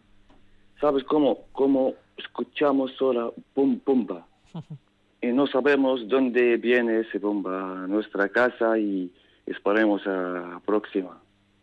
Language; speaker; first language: Spanish; non-native, learner; Arabic